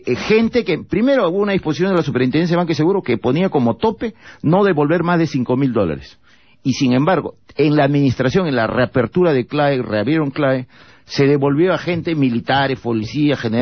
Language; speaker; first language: Spanish; native; Spanish